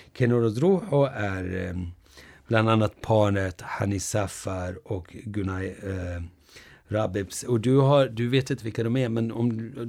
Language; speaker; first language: Swedish; early bilingual, other home language; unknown